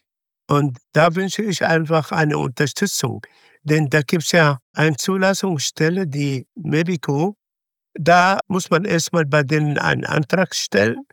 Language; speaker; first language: German; non-native, fluent; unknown